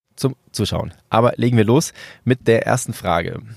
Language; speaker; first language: German; early bilingual, other home language; Spanish